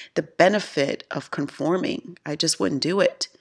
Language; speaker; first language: English; native; English